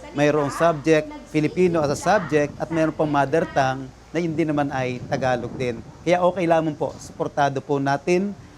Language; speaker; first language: Filipino; native; Filipino